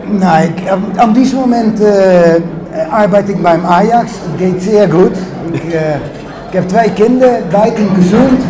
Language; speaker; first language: German; non-native, fluent; Dutch